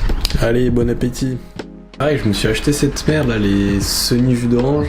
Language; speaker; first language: French; native; French